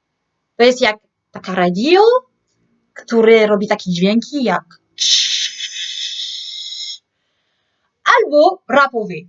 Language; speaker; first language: Polish; non-native, learner; French